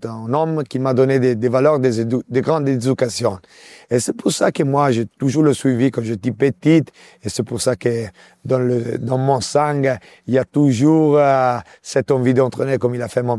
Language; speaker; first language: French; non-native, local second language; Italian